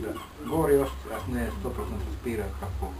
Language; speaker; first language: Bulgarian; non-native, learner; Finnish